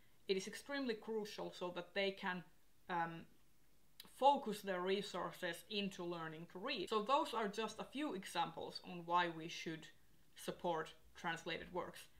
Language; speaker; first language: English; non-native, fluent; Finnish